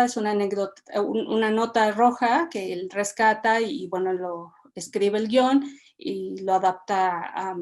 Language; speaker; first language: Spanish; native; Spanish